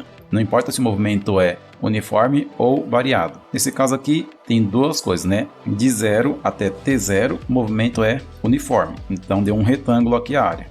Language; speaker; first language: Portuguese; native; Portuguese